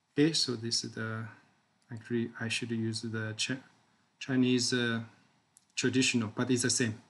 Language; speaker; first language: English; non-native, fluent; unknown